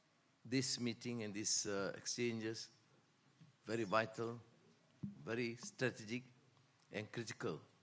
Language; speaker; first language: English; non-native, local second language; Malay